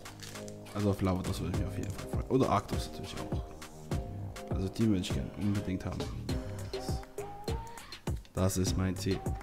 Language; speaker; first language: German; native; German